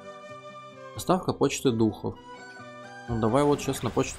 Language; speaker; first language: Russian; native; Russian